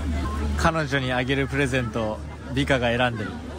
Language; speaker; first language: Japanese; native; Japanese